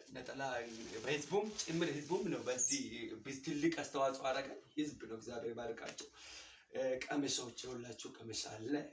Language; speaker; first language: Amharic; non-native, local second language; Hadiyya